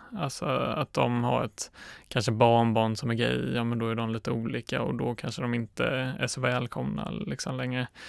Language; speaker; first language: Swedish; native; Swedish